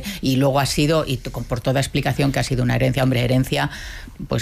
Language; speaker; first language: Spanish; native; Spanish